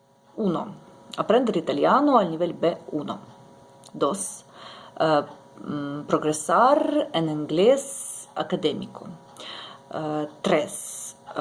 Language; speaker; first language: Spanish; non-native, learner; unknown